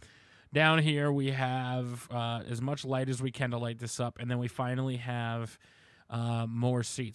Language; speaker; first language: English; native; English